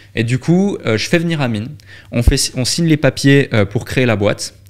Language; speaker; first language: French; native; French